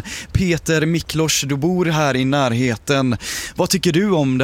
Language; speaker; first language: Swedish; native; Swedish